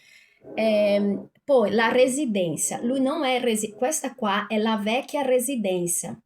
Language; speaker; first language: Italian; non-native, fluent; Portuguese